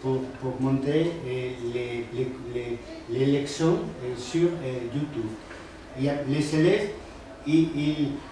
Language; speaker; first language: French; non-native, fluent; Spanish